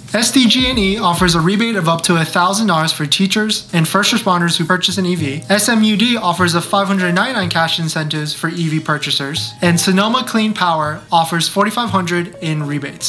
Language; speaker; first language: English; native; English